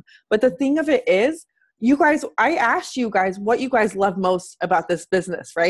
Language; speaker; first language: English; native; English